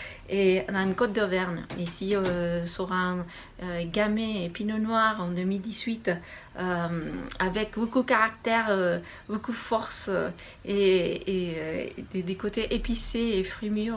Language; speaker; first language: French; non-native, fluent; Spanish